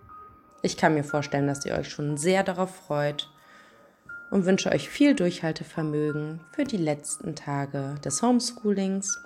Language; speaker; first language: German; native; German